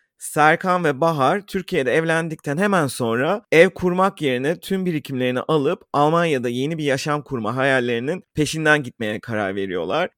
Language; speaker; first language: Turkish; native; Turkish